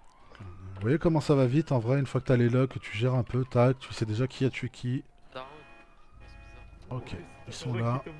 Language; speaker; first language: French; native; French